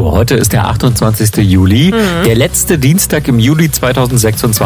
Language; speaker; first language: German; native; German